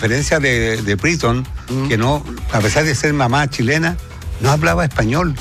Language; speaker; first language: Spanish; native; Spanish